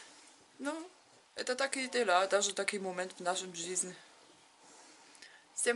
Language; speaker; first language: Russian; non-native, fluent; German